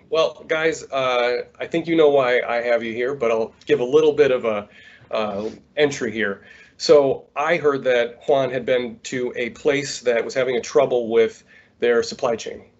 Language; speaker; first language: English; native; English